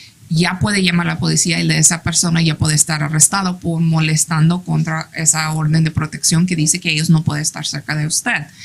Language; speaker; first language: Spanish; early bilingual, heritage; English